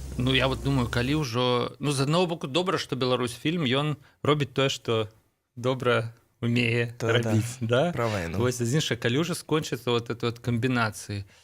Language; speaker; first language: Belarusian; non-native, local second language; Russian